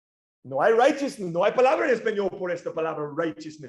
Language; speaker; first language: Spanish; non-native, fluent; English